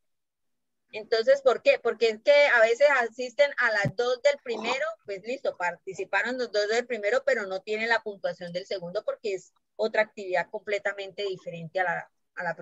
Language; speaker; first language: Spanish; native; Spanish